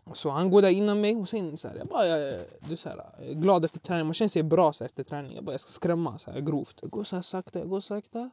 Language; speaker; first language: Swedish; early bilingual, other home language; Arabic